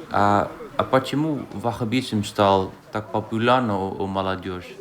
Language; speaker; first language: Russian; non-native, fluent; Dutch